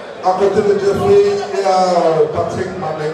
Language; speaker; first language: French; non-native, learner; English